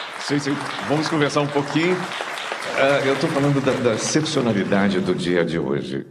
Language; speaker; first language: Portuguese; native; Portuguese